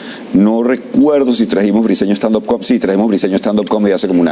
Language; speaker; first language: Spanish; native; Spanish